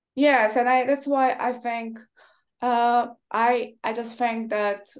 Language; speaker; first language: English; non-native, fluent; Polish